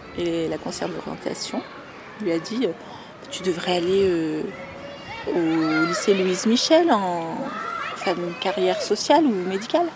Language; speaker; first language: French; native; French